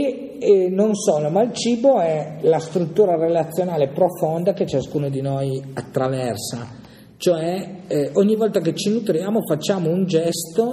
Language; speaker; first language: Italian; native; Italian